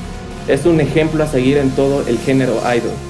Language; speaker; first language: Spanish; native; Spanish